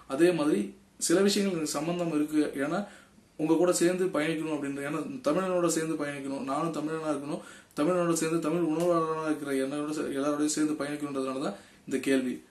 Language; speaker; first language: Tamil; non-native, local second language; Telugu